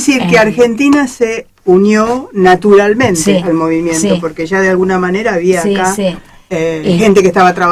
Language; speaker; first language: Spanish; native; Spanish